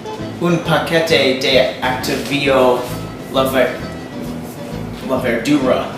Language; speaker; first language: Spanish; non-native, learner; English